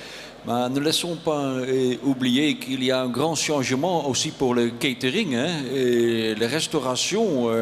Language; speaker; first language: French; non-native, learner; Dutch